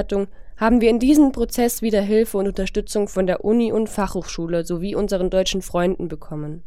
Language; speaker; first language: German; non-native, fluent; Chinese